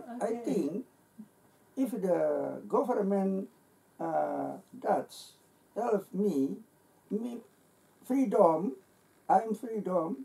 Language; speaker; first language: English; non-native, learner; Indonesian